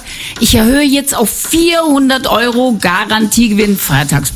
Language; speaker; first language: German; native; German